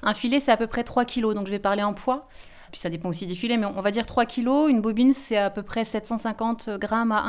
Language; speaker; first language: French; native; French